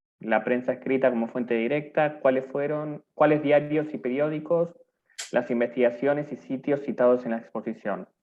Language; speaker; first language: Spanish; native; Spanish